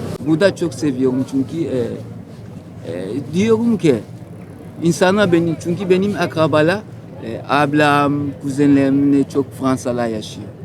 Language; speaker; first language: Turkish; non-native, learner; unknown